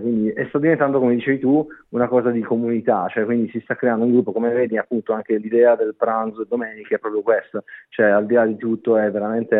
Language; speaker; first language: Italian; native; Italian